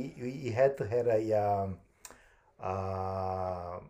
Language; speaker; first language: English; non-native, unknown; Portuguese